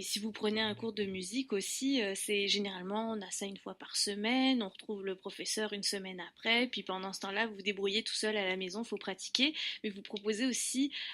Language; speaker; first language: French; native; French